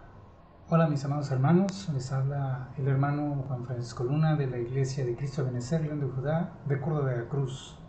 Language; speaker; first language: Spanish; native; Spanish